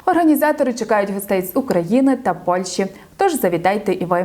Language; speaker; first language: Ukrainian; native; Ukrainian